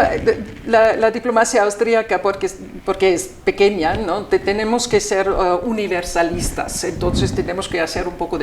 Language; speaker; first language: Spanish; non-native, fluent; German